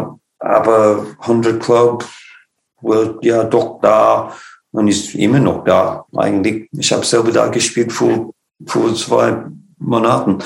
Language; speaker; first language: German; non-native, fluent; English